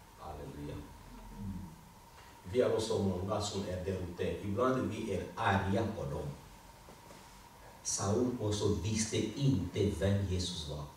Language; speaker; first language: Swedish; non-native, fluent; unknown